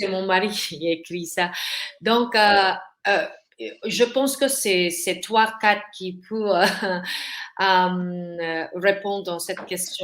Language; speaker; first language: French; non-native, learner; Filipino